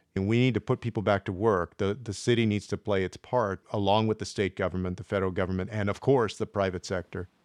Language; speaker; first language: English; native; English